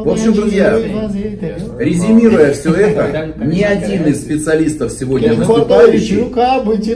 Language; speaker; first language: Russian; native; Russian